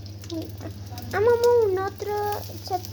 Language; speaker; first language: French; non-native, learner; Spanish